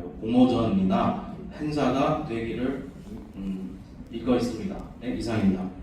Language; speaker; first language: Korean; non-native, fluent; Chinese